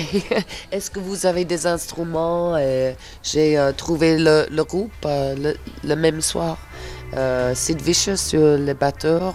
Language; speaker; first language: French; non-native, fluent; English